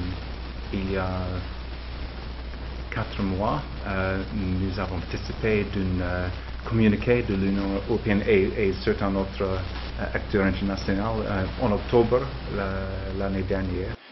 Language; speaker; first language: French; non-native, fluent; English